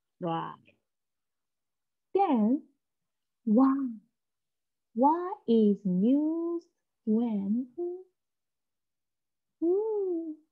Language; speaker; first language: English; non-native, learner; Korean